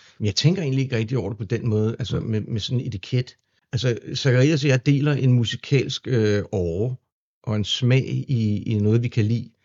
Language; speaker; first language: Danish; native; Danish